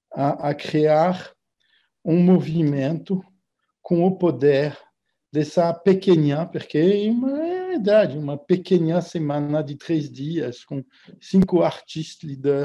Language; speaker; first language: Portuguese; non-native, fluent; French